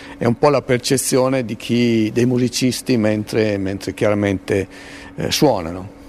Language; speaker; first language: Italian; native; Italian